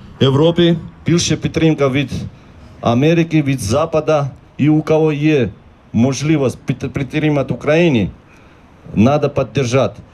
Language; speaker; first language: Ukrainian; non-native, learner; Georgian